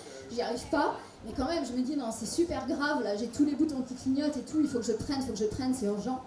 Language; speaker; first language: French; native; French